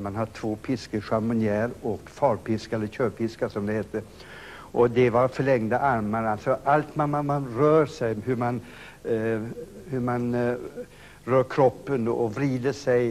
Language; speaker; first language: Swedish; native; Swedish